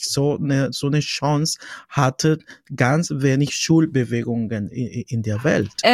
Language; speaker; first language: German; non-native, fluent; Spanish